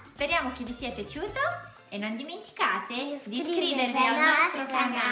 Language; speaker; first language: Italian; native; Italian